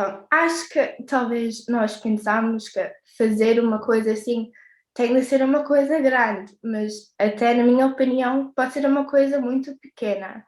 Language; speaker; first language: Portuguese; early bilingual, heritage; English